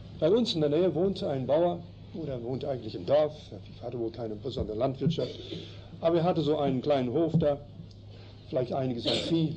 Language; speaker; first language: German; early bilingual, heritage; German